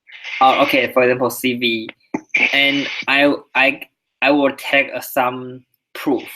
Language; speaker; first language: English; non-native, learner; Chinese